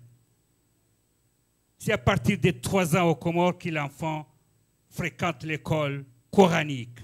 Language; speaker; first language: French; non-native, local second language; Ngazidja Comorian